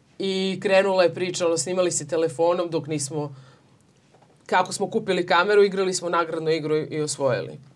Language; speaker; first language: Serbian; native; Serbian